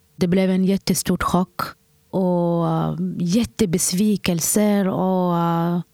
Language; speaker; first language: Swedish; non-native, fluent; Somali